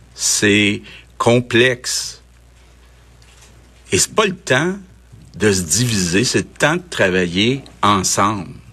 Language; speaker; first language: French; native; French